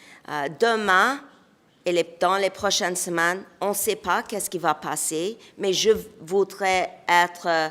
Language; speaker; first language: French; non-native, local second language; English